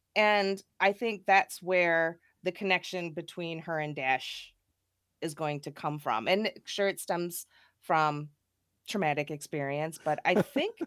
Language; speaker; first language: English; native; English